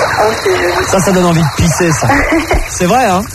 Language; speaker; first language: French; native; French